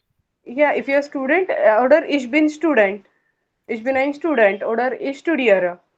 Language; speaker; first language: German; non-native, fluent; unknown